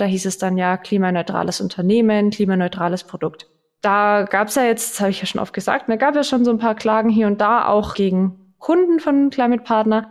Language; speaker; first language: German; native; German